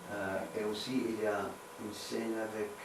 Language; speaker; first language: French; non-native, learner; English